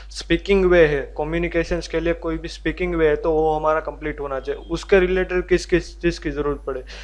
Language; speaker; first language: Hindi; non-native, local second language; Gujarati